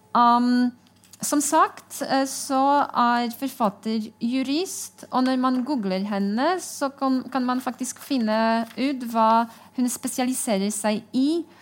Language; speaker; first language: Norwegian; non-native, fluent; Polish